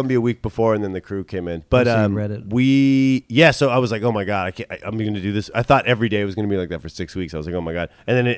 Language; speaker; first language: English; native; English